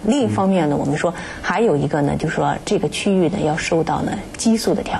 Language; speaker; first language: Chinese; native; Chinese